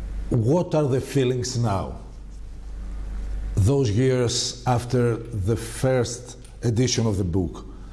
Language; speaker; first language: English; non-native, fluent; Greek